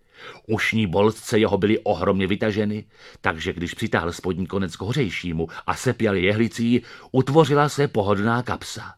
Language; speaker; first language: Czech; native; Czech